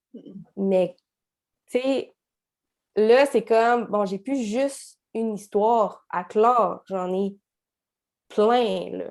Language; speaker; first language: French; native; French